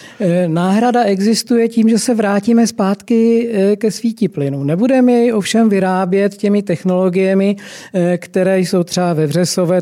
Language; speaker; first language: Czech; native; Czech